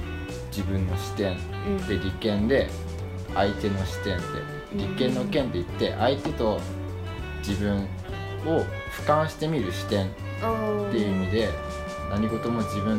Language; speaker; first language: Japanese; native; Japanese